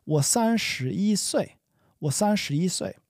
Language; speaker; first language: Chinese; non-native, learner; English